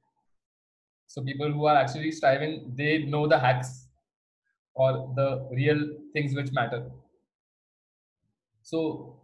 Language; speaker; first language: English; non-native, local second language; Hindi